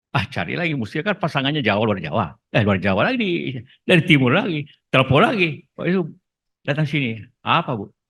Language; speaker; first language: Indonesian; non-native, local second language; Buginese